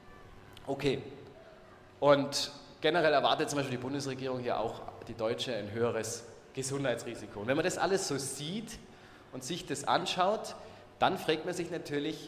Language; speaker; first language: German; native; German